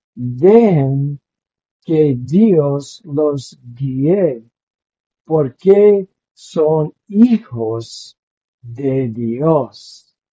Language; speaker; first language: Spanish; non-native, learner; English